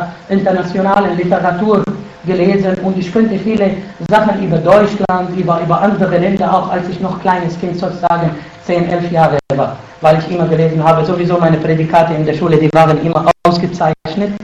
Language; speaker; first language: German; non-native, fluent; Arabic